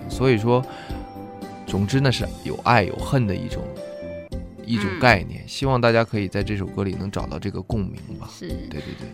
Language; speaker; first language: Chinese; native; Chinese